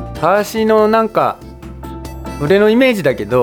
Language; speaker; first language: Japanese; native; Japanese